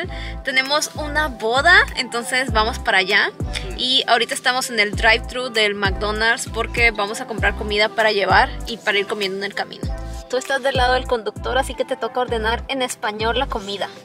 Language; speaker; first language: Spanish; native; Spanish